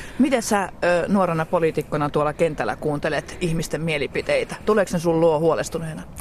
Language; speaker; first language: Finnish; native; Finnish